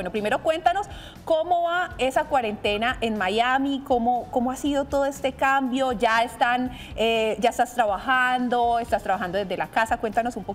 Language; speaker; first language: Spanish; native; Spanish